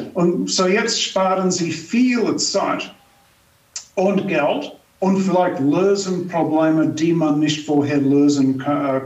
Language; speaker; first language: German; non-native, fluent; English